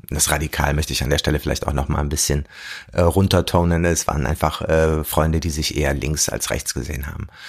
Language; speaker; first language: German; early bilingual, other home language; Arabic